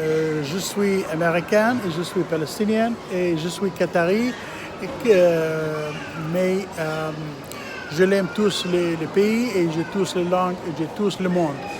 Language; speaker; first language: French; non-native, learner; Arabic